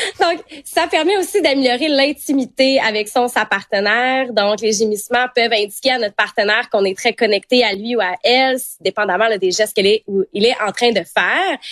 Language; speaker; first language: French; native; French